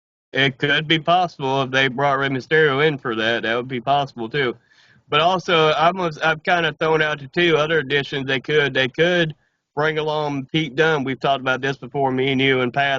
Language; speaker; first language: English; native; English